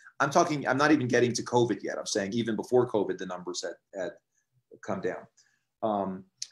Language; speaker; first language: English; early bilingual, other home language; Spanish